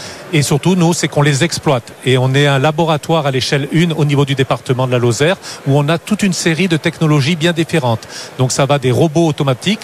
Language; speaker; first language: French; native; French